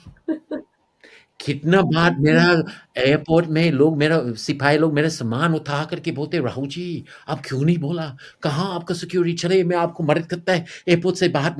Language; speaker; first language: Hindi; non-native, fluent; English